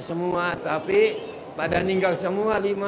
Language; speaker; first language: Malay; non-native, local second language; Sundanese